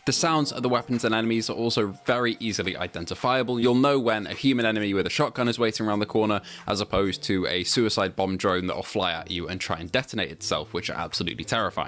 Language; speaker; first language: English; native; English